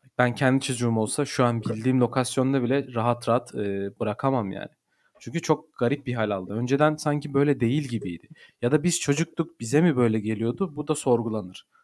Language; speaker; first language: Turkish; native; Turkish